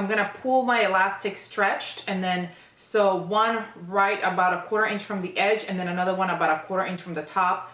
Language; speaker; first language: English; native; English